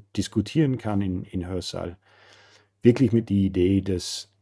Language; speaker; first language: German; non-native, fluent; English